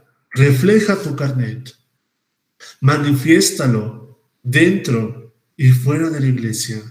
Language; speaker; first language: Spanish; native; Spanish